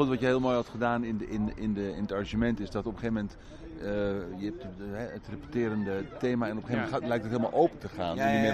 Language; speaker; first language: Dutch; native; Dutch